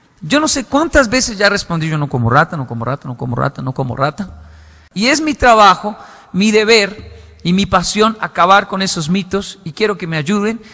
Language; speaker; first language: Spanish; native; Spanish